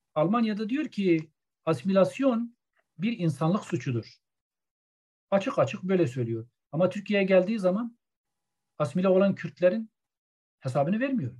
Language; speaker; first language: Turkish; non-native, local second language; Zaza